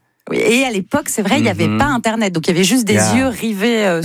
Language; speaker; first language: French; native; French